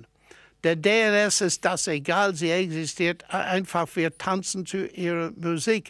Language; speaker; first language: German; non-native, fluent; English